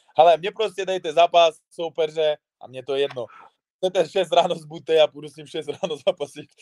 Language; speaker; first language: Czech; non-native, fluent; Uzbek